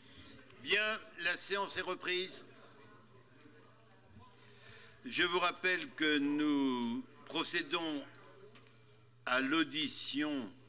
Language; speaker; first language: French; native; French